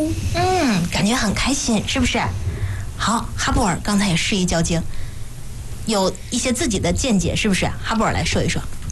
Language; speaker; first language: Chinese; native; Chinese